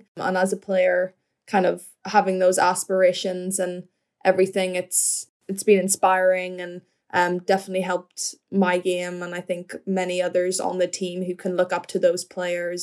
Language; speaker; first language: English; native; English